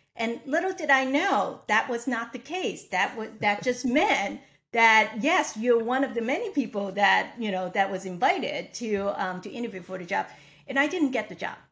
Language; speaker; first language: English; non-native, local second language; Cantonese